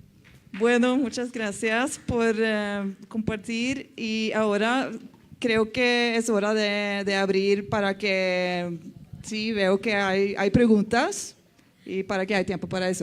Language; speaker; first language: Spanish; non-native, fluent; Norwegian